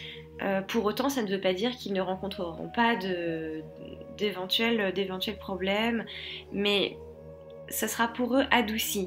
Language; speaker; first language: French; native; French